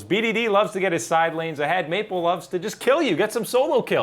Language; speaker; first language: English; native; English